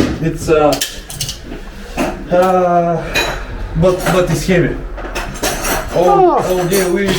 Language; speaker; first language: English; non-native, learner; Bulgarian